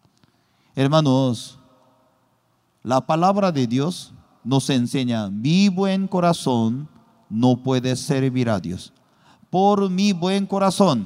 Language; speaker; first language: Spanish; non-native, learner; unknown